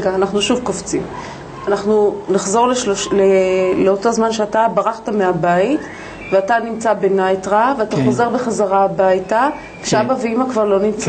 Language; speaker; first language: Hebrew; native; Hebrew